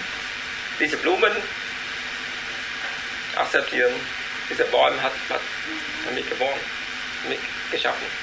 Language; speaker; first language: German; non-native, learner; Vietnamese